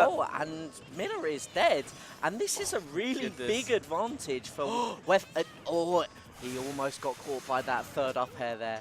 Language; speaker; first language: English; native; English